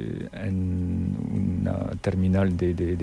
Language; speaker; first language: Catalan; non-native, learner; French